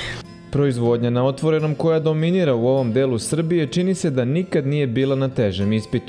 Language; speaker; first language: Serbian; native; Serbian